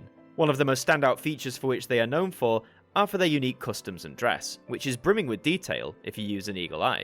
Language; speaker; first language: English; native; English